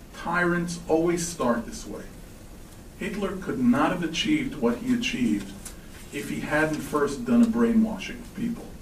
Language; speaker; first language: English; native; English